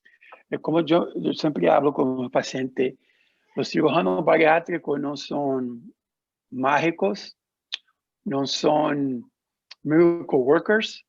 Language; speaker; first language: Spanish; non-native, learner; Portuguese